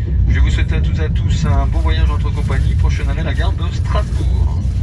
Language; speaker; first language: French; native; French